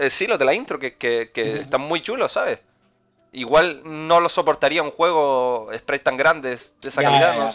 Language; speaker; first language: Spanish; native; Spanish